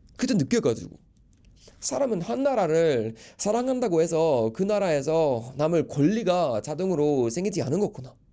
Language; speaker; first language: Korean; non-native, fluent; Swedish